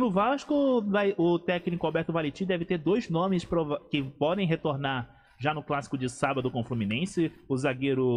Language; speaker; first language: Portuguese; native; Portuguese